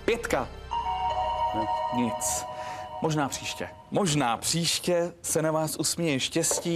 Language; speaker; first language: Czech; native; Czech